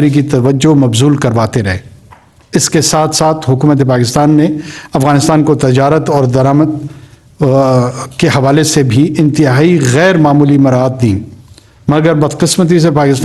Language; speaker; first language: Urdu; non-native, local second language; Pashto